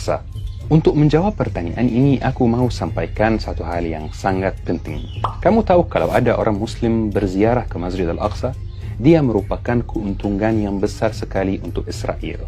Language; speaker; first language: Indonesian; non-native, fluent; Arabic